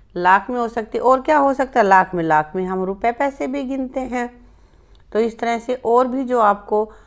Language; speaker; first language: Hindi; native; Hindi